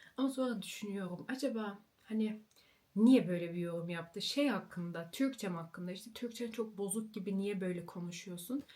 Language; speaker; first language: Turkish; early bilingual, heritage; Turkish